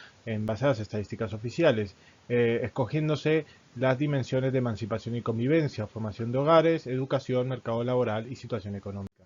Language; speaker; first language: Spanish; native; Spanish